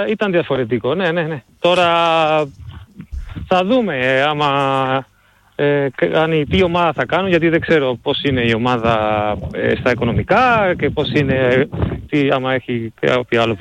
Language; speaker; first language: Greek; non-native, learner; Spanish